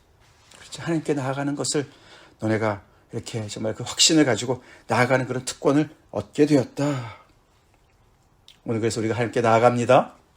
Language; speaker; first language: Korean; native; Korean